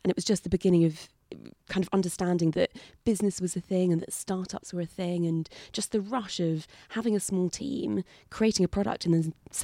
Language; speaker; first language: English; native; English